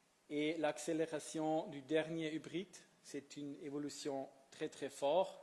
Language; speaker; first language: French; non-native, fluent; Italian